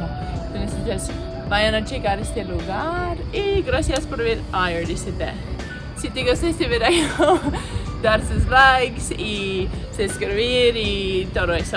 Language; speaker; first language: Spanish; non-native, learner; English